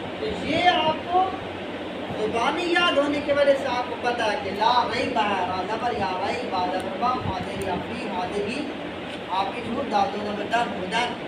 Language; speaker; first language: Urdu; native; Urdu